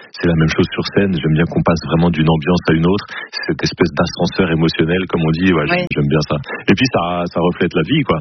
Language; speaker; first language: French; native; French